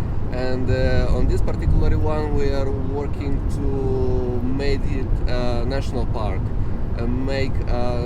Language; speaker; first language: English; non-native, fluent; Romanian